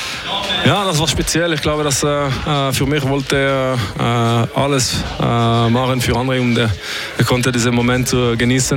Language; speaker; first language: German; non-native, learner; French